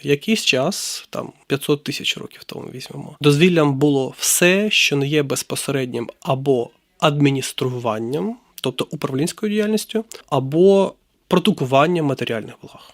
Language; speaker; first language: Ukrainian; native; Ukrainian